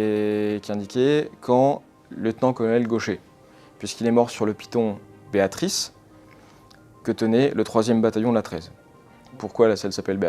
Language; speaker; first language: French; native; French